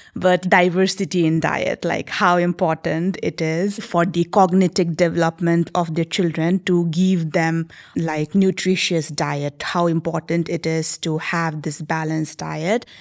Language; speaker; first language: English; non-native, local second language; Nepali